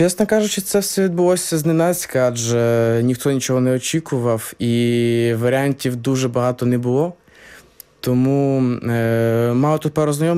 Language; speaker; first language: Ukrainian; native; Ukrainian